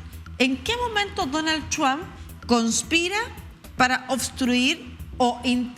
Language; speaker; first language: Spanish; native; Spanish